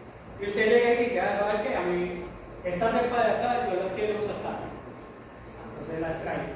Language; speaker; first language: Spanish; native; Spanish